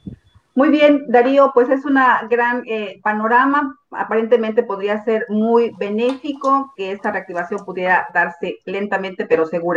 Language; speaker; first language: Spanish; native; Spanish